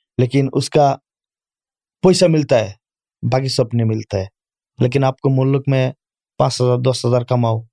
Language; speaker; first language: Urdu; non-native, learner; Bangla